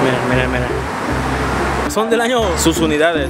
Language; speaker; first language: Spanish; native; Spanish